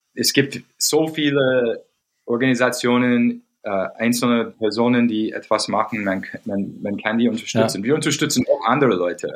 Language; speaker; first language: German; non-native, fluent; English